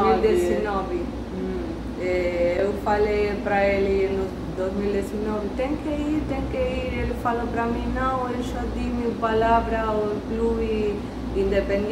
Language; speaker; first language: Portuguese; non-native, learner; Spanish